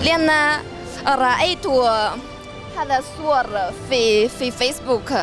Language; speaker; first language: Arabic; non-native, learner; Chinese